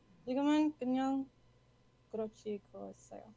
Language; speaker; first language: Korean; non-native, learner; English